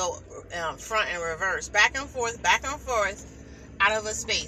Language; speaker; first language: English; native; English